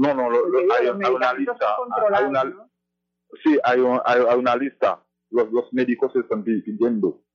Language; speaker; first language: Spanish; non-native, fluent; Haitian Creole